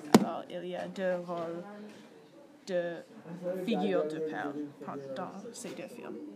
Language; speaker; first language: French; non-native, learner; English